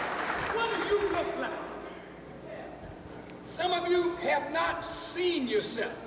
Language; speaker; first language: English; native; English